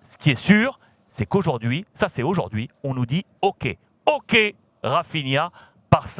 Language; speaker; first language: French; native; French